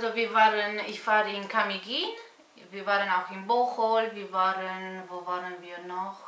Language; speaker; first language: German; non-native, fluent; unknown